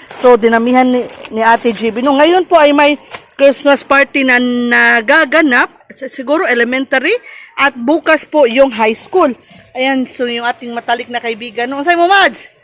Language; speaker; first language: Filipino; non-native, local second language; Cebuano